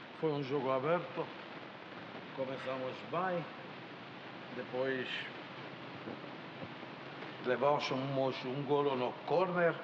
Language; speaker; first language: Portuguese; non-native, learner; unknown